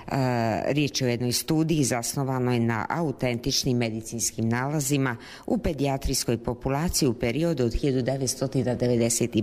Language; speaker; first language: Serbian; native; Serbian